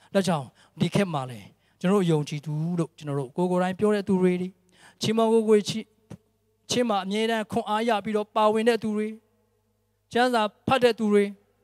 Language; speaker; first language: Burmese; non-native, local second language; Tedim Chin